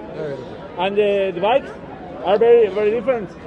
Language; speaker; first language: English; non-native, learner; Spanish